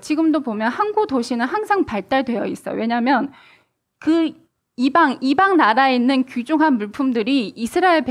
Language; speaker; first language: Korean; native; Korean